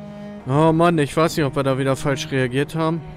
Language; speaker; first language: German; native; German